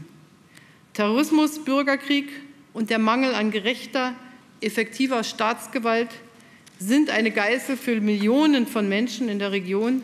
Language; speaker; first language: German; native; German